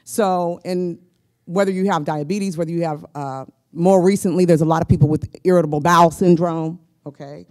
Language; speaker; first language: English; native; English